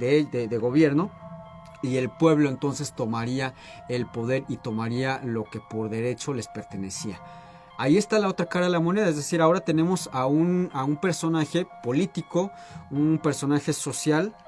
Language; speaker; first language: Spanish; native; Spanish